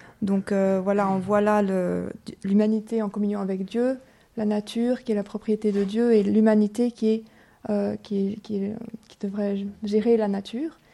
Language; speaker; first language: French; native; French